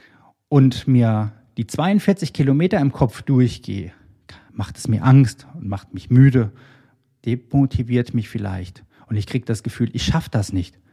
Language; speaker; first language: German; native; German